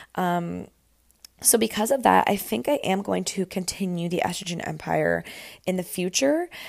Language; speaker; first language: English; native; English